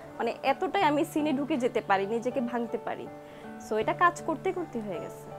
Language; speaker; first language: Bangla; early bilingual, heritage; Bangla